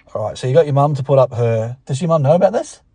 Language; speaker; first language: English; native; English